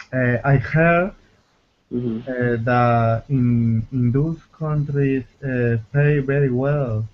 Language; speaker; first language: English; non-native, learner; Spanish